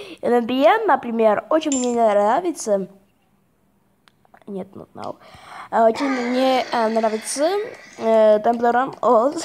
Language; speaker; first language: Russian; non-native, fluent; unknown